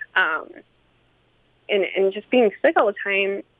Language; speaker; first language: English; native; English